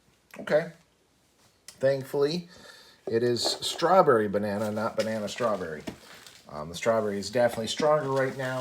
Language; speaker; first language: English; native; English